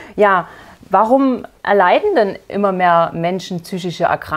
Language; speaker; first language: German; native; German